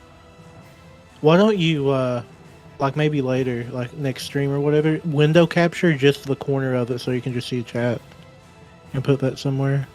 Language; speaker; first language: English; native; English